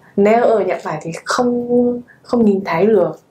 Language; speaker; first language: Vietnamese; non-native, learner; Japanese